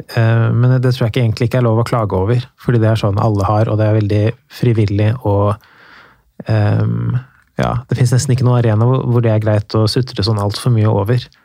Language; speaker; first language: Norwegian; early bilingual, other home language; Persian